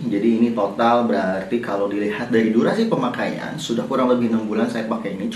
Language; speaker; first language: Indonesian; native; Indonesian